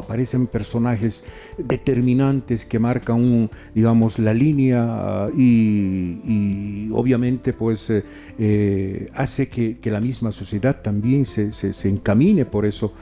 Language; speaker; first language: Spanish; native; Spanish